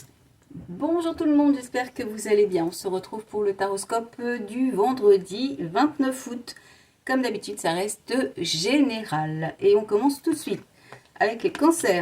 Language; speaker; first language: French; native; French